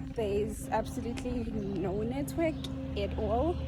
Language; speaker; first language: English; non-native, local second language; Zulu